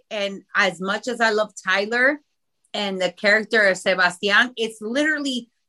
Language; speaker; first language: English; early bilingual, other home language; Spanish